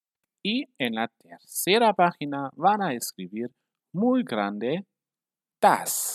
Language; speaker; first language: Spanish; non-native, fluent; German